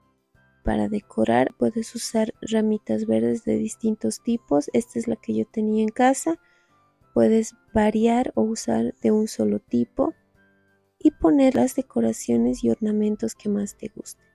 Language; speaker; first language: Spanish; native; Spanish